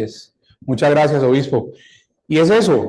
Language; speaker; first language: Spanish; native; Spanish